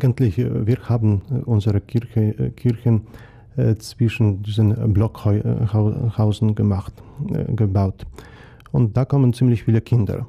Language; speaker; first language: German; non-native, fluent; Polish